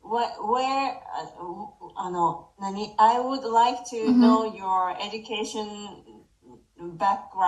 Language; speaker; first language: English; non-native, fluent; Japanese